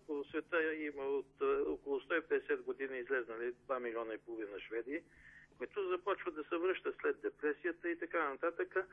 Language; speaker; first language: Bulgarian; native; Bulgarian